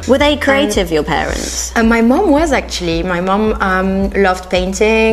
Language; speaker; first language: English; non-native, fluent; French